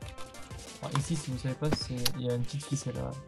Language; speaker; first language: French; native; French